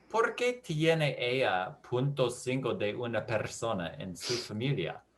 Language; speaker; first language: Spanish; non-native, learner; English